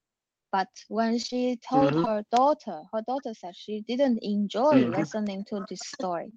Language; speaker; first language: English; non-native, learner; Chinese